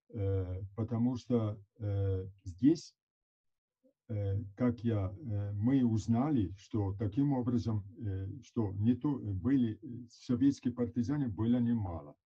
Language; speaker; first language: Russian; non-native, fluent; Italian